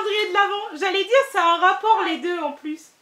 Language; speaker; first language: French; native; French